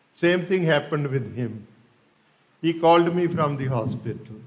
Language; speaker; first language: English; non-native, local second language; Punjabi